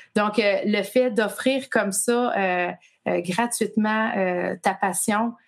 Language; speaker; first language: French; native; French